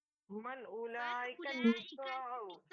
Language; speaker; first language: Arabic; non-native, learner; Urdu